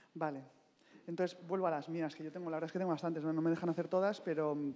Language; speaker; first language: Spanish; non-native, local second language; Basque